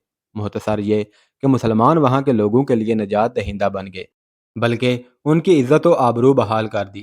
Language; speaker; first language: Urdu; native; Urdu